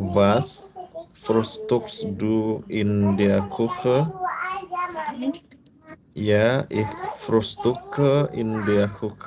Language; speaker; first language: German; non-native, learner; Indonesian